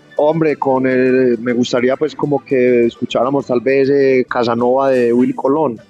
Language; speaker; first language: Spanish; native; Spanish